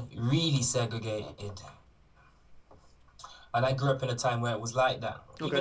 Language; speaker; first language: English; native; English